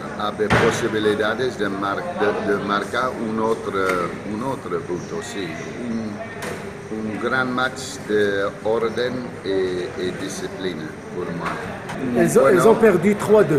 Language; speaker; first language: French; non-native, learner; English